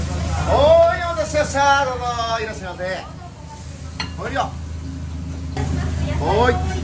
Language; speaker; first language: Japanese; native; Japanese